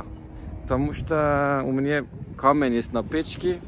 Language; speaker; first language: Russian; non-native, learner; Turkish